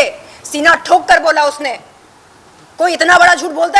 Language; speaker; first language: Hindi; native; Hindi